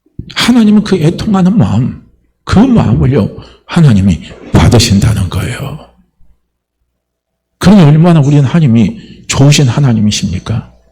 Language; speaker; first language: Korean; native; Korean